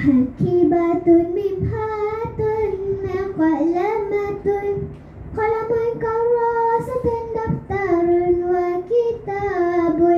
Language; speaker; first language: Arabic; non-native, learner; Malay